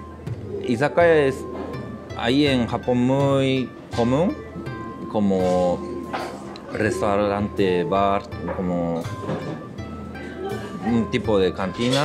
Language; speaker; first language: Spanish; non-native, fluent; Japanese